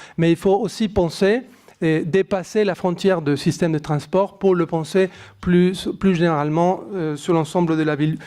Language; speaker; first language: French; non-native, fluent; Spanish